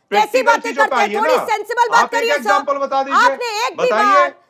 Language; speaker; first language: Hindi; native; Hindi